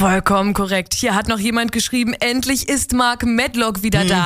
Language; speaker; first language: German; native; German